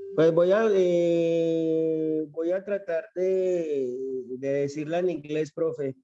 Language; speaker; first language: Spanish; native; Spanish